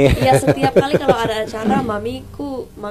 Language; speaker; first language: Indonesian; early bilingual, heritage; English